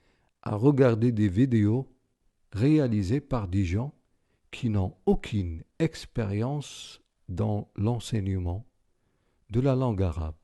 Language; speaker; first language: French; non-native, local second language; Arabic